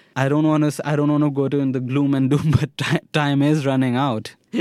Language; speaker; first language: English; non-native, local second language; Hindi